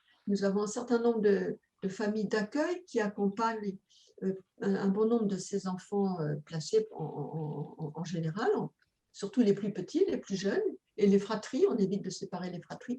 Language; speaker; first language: French; native; French